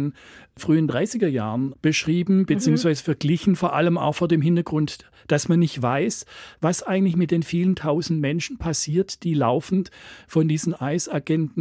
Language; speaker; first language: German; native; German